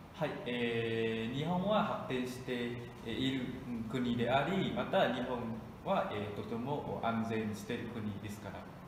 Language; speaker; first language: Japanese; non-native, learner; Vietnamese